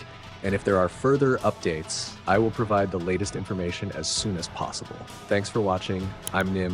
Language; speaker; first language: English; non-native, fluent; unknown